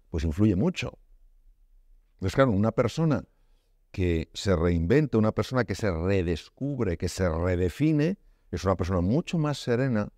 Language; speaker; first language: Spanish; native; Spanish